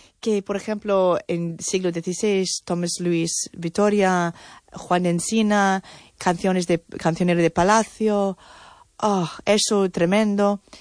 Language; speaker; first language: Spanish; non-native, fluent; English